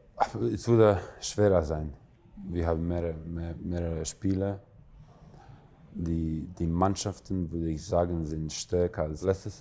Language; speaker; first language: German; non-native, fluent; Croatian